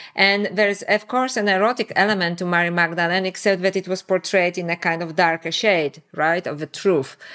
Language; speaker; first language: English; non-native, fluent; Polish